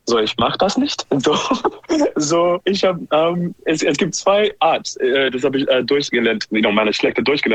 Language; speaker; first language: German; non-native, learner; English